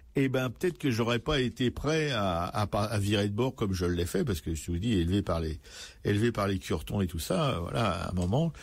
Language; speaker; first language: French; native; French